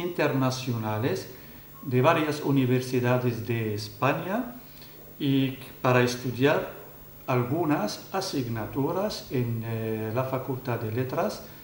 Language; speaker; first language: Spanish; non-native, fluent; Arabic